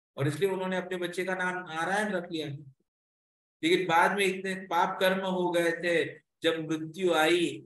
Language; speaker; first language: Hindi; non-native, local second language; Marathi